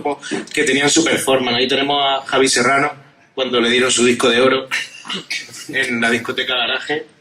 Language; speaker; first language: Spanish; native; Spanish